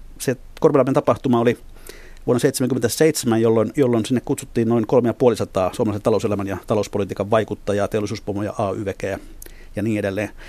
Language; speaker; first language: Finnish; native; Finnish